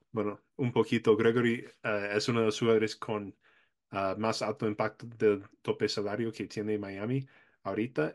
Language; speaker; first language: Spanish; non-native, fluent; English